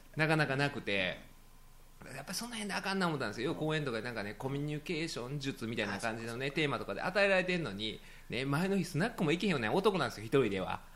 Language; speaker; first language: Japanese; native; Japanese